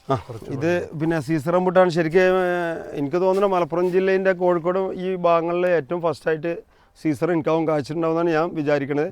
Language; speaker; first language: Malayalam; native; Malayalam